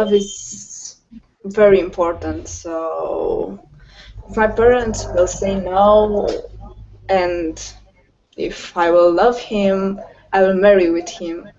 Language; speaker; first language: English; non-native, learner; Romanian